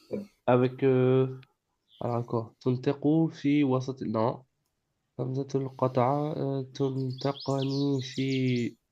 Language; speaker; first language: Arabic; non-native, learner; French